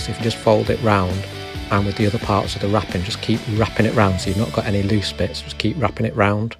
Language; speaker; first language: English; native; English